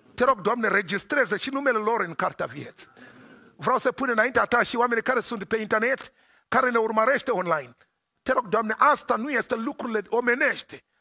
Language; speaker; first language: Romanian; non-native, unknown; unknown